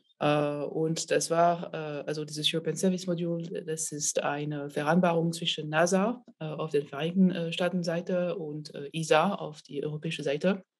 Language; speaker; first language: German; non-native, fluent; French